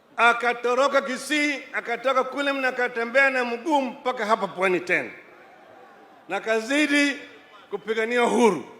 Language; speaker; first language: Swahili; non-native, local second language; Luo (Kenya and Tanzania)